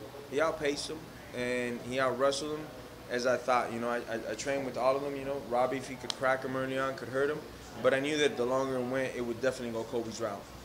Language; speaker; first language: English; early bilingual, other home language; Spanish